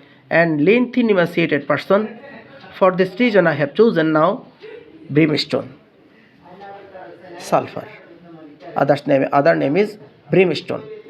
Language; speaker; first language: English; non-native, local second language; Bangla